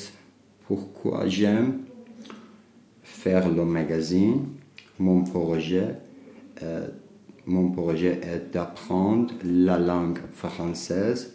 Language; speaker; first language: French; non-native, learner; Persian